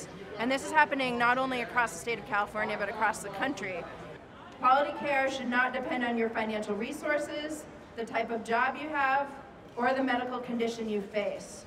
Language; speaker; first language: English; native; English